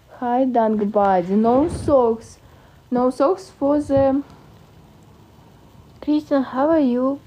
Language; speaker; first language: English; non-native, learner; Russian